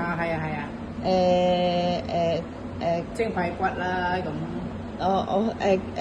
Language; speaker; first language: Cantonese; non-native, learner; Indonesian